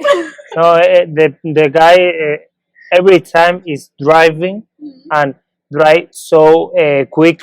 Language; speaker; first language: English; non-native, learner; Spanish